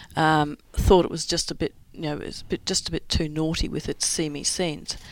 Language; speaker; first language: English; native; English